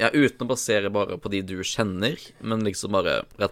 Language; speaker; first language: Norwegian; native; Norwegian